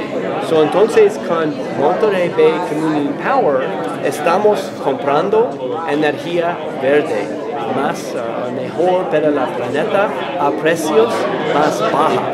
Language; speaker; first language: Spanish; non-native, learner; English